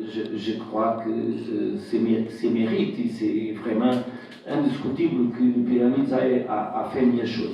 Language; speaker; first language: French; non-native, fluent; Portuguese